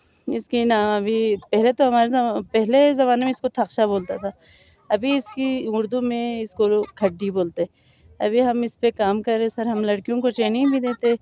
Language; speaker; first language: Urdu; non-native, local second language; Balti